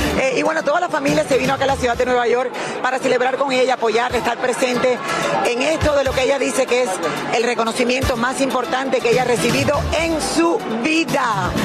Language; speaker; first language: Spanish; native; Spanish